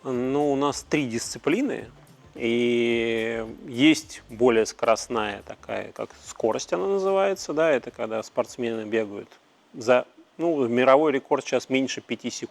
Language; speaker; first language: Russian; native; Russian